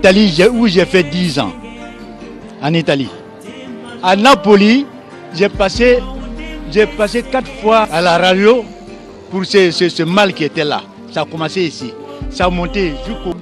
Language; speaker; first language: French; non-native, local second language; Fula